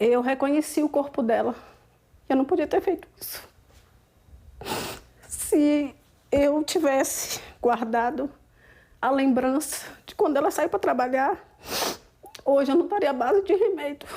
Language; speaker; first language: Portuguese; native; Portuguese